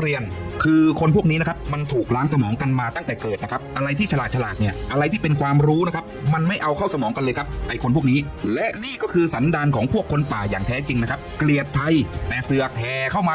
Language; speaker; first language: Thai; native; Thai